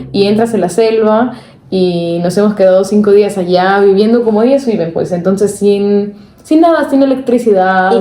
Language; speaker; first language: Spanish; non-native, fluent; Italian